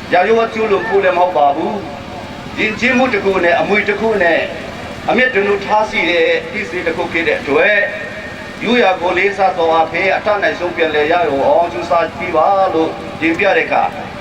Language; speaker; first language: Burmese; non-native, local second language; Thado Chin